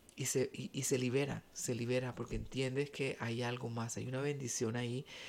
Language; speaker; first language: Spanish; native; Spanish